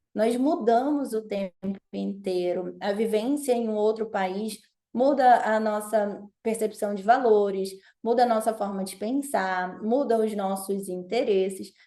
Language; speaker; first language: Portuguese; native; Portuguese